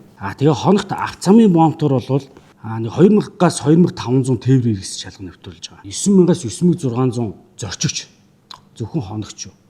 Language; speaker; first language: Mongolian; native; Mongolian